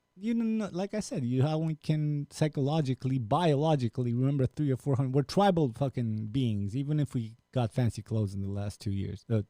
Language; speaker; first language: English; non-native, fluent; Romanian